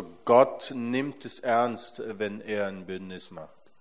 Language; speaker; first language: German; non-native, fluent; Portuguese